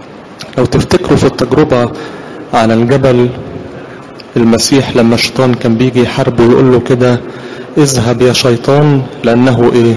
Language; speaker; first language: Arabic; native; Arabic